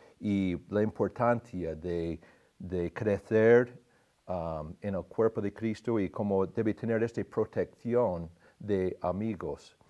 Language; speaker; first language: Spanish; non-native, fluent; English